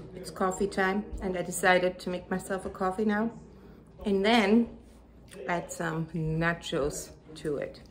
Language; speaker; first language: English; non-native, fluent; German